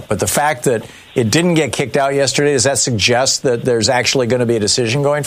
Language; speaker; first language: English; native; English